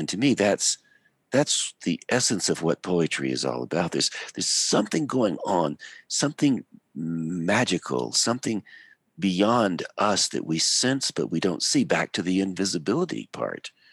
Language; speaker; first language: English; native; English